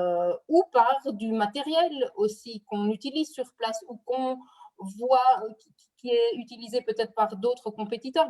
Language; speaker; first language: French; native; French